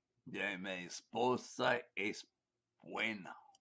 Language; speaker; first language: Spanish; non-native, learner; English